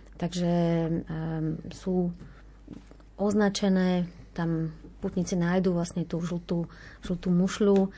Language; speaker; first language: Slovak; native; Slovak